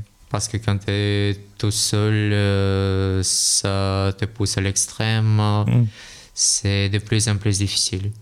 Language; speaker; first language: French; non-native, fluent; Russian